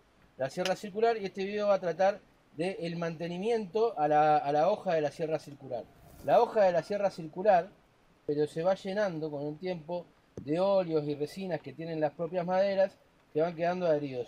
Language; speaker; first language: Spanish; native; Spanish